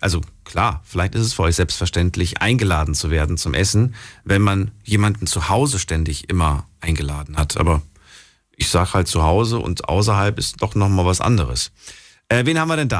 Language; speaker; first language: German; native; German